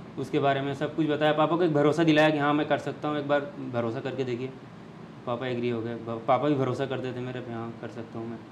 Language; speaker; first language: Hindi; native; Hindi